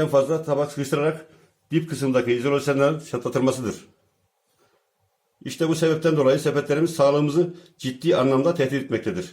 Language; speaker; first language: Turkish; native; Turkish